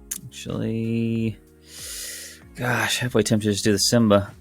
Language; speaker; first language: English; native; English